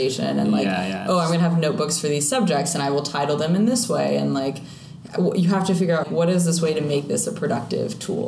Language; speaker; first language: English; native; English